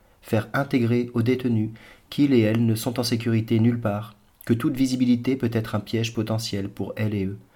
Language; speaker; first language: French; native; French